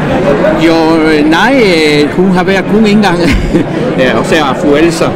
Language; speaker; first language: Danish; non-native, fluent; Spanish